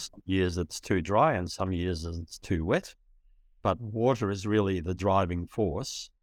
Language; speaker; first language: English; early bilingual, other home language; Dutch